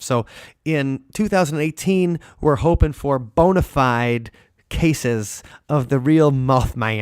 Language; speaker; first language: English; native; English